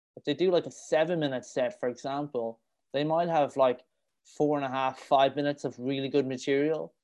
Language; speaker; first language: English; native; English